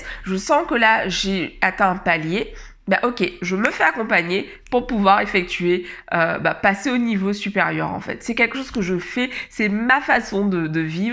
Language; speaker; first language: French; native; French